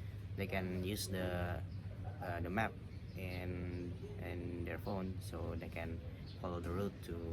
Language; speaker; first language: English; non-native, fluent; Indonesian